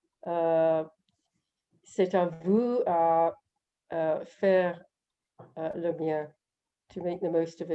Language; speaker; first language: French; non-native, learner; English